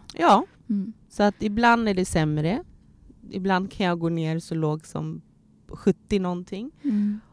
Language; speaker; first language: Swedish; early bilingual, other home language; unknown